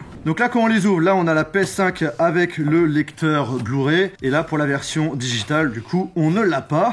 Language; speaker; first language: French; native; French